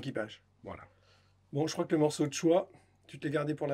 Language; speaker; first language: French; native; French